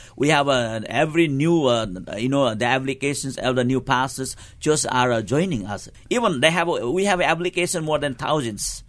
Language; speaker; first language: English; non-native, local second language; Nepali